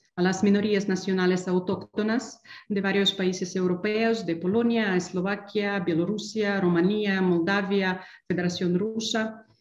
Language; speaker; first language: Spanish; non-native, fluent; Ukrainian